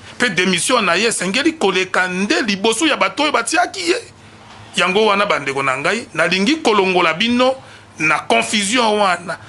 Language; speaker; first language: Lingala; non-native, local second language; Mongo